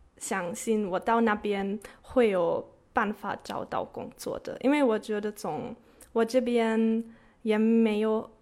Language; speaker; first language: Chinese; non-native, fluent; German